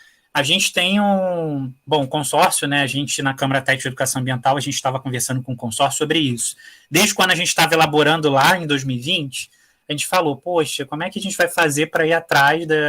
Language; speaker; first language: Portuguese; native; Portuguese